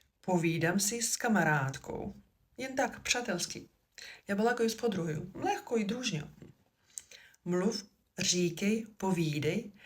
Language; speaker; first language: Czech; non-native, fluent; Ukrainian